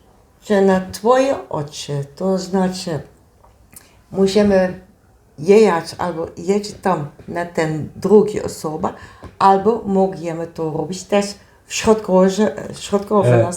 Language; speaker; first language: Polish; non-native, learner; Dutch